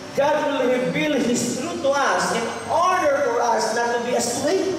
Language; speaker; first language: English; non-native, local second language; Filipino